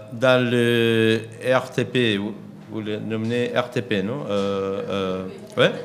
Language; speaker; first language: French; non-native, fluent; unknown